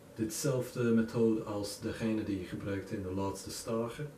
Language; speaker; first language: Dutch; non-native, learner; English